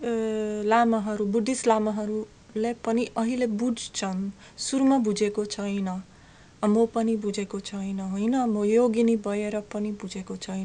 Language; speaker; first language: Nepali; non-native, learner; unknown